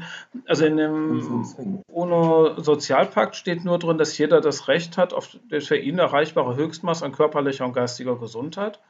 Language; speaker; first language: German; native; German